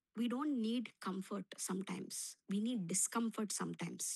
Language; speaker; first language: English; non-native, local second language; Telugu